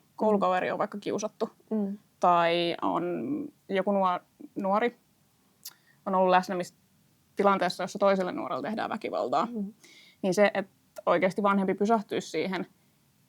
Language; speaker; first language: Finnish; native; Finnish